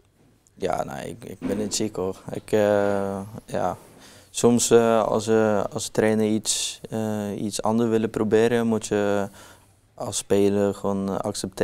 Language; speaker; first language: Dutch; non-native, learner; Norwegian